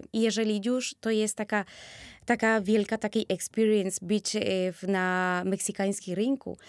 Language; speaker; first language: Polish; early bilingual, other home language; Spanish